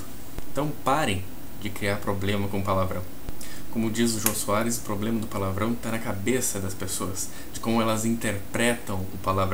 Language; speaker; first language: Portuguese; native; Portuguese